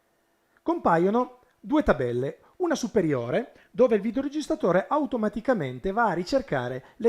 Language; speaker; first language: Italian; native; Italian